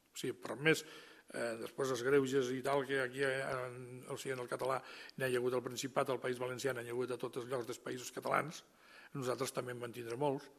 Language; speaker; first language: Catalan; native; Catalan